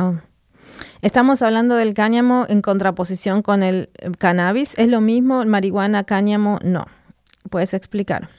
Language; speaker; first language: Spanish; native; Spanish